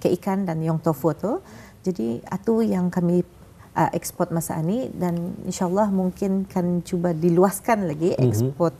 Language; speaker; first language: Malay; native; Malay